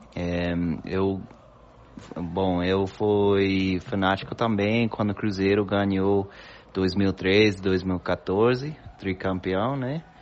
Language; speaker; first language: Portuguese; non-native, fluent; English